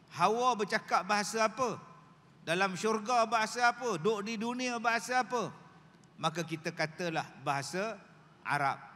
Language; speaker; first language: Malay; native; Malay